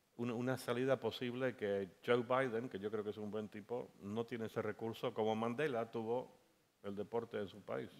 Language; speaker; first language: Spanish; non-native, fluent; English